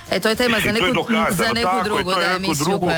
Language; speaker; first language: Serbian; native; Serbian